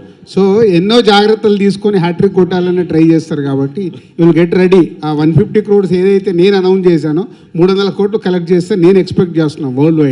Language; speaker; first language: Telugu; native; Telugu